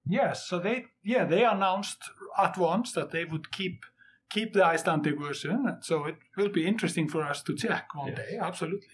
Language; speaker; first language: English; non-native, fluent; Icelandic